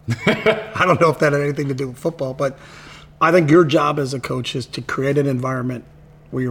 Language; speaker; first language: English; native; English